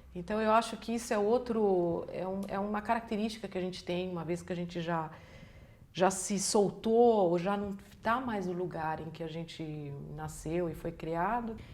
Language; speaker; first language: Portuguese; native; Portuguese